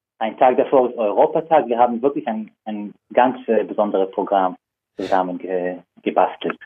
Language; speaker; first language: German; non-native, fluent; Hebrew